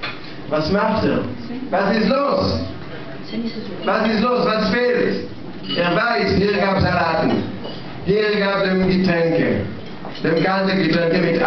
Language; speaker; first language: German; non-native, learner; Russian